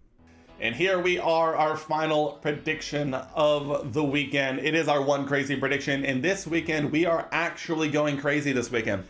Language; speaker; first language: English; native; English